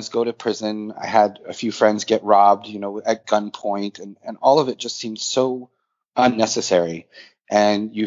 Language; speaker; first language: English; native; English